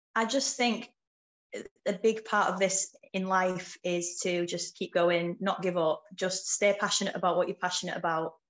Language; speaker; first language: English; native; English